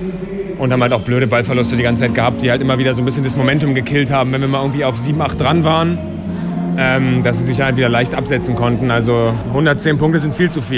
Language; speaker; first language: German; native; German